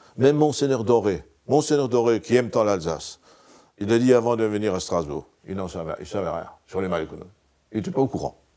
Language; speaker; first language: French; non-native, local second language; Swiss German